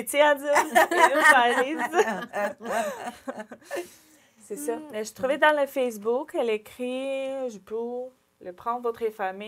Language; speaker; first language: French; non-native, learner; Ukrainian